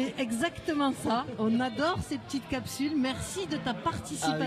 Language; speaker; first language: French; native; French